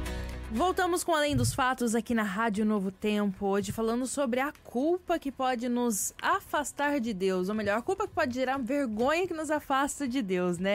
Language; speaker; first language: Portuguese; native; Portuguese